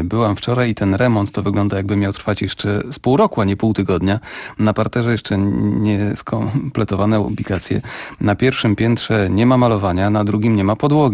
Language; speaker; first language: Polish; native; Polish